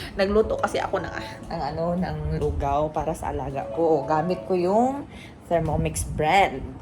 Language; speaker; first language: Filipino; non-native, local second language; Cebuano